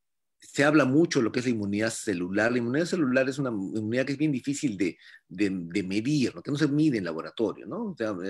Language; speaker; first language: Spanish; native; Spanish